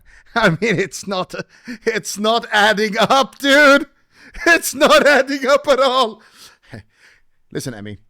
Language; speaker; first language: English; native; English